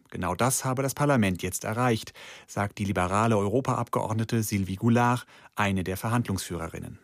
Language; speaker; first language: German; native; German